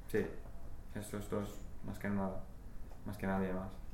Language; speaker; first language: Spanish; non-native, fluent; English